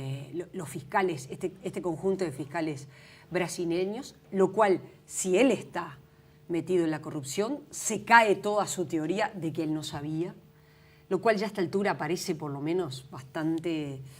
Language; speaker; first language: Spanish; native; Spanish